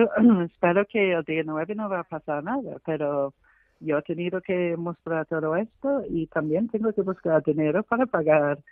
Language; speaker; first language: Spanish; non-native, fluent; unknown